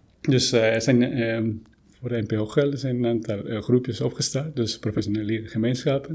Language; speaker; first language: Dutch; non-native, fluent; Spanish